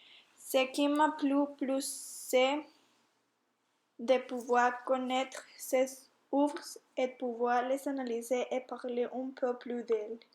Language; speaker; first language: French; non-native, learner; Spanish